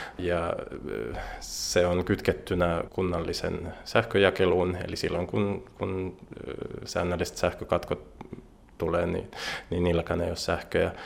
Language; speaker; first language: Finnish; non-native, fluent; Russian